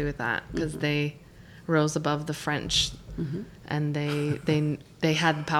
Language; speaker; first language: English; native; English